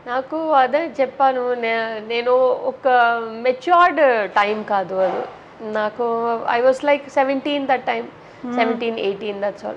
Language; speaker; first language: Telugu; non-native, fluent; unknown